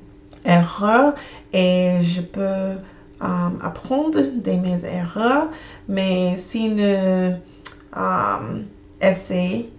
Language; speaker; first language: French; non-native, learner; English